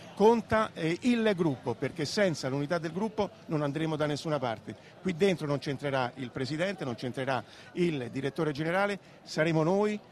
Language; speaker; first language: Italian; native; Italian